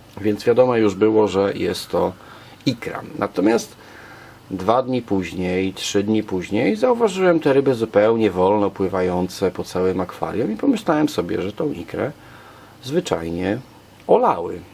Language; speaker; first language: Polish; native; Polish